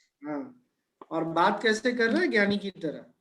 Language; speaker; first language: Hindi; native; Hindi